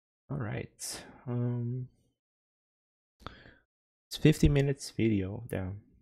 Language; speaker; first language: English; non-native, fluent; Portuguese